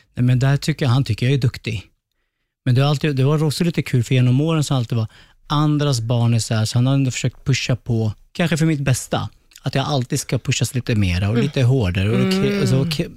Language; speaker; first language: Swedish; native; Swedish